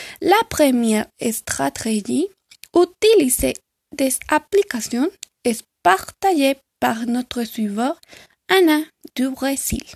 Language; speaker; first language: French; non-native, learner; Spanish